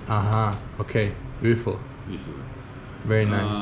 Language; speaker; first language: English; non-native, fluent; Azerbaijani